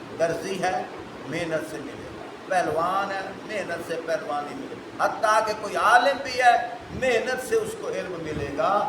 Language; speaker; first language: Urdu; non-native, local second language; Punjabi